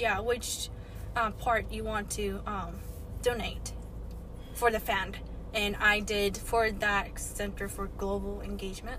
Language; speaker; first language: English; non-native, fluent; Japanese